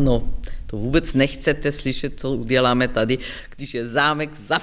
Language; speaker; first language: Czech; non-native, learner; German